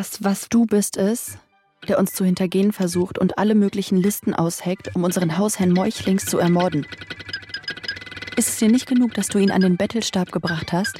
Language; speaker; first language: German; native; German